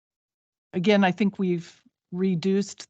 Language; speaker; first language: English; native; English